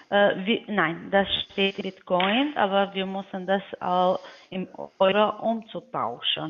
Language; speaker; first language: German; non-native, learner; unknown